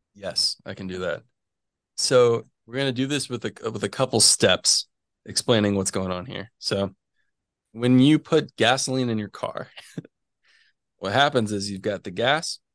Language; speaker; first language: English; native; English